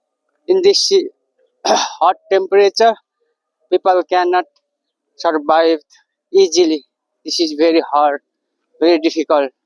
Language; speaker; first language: English; non-native, learner; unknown